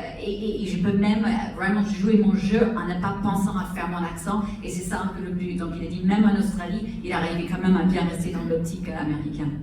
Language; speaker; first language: French; native; French